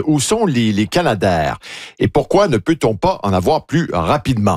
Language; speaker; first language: French; native; French